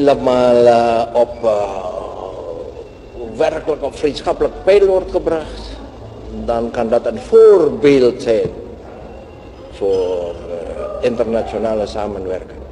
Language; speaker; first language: Dutch; non-native, local second language; Javanese